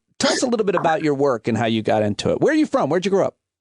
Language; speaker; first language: English; native; English